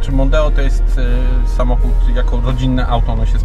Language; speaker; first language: Polish; native; Polish